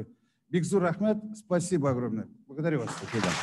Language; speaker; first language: Russian; native; Russian